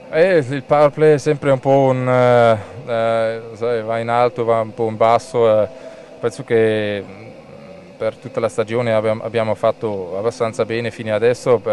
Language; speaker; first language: Italian; non-native, local second language; German